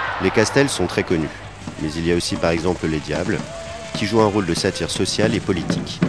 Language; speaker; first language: French; native; French